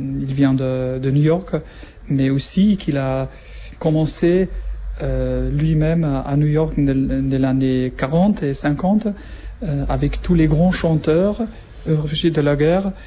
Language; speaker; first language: French; non-native, learner; German